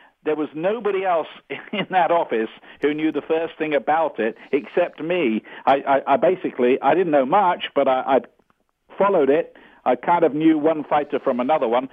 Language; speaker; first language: English; native; English